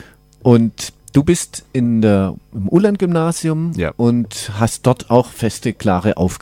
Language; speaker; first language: German; native; German